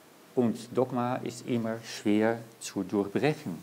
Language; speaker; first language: German; non-native, learner; Dutch